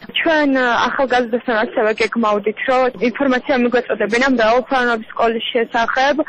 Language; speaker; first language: Georgian; non-native, local second language; Chechen